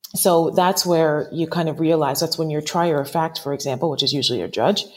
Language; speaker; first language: English; native; English